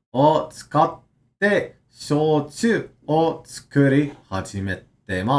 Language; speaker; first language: Japanese; non-native, learner; English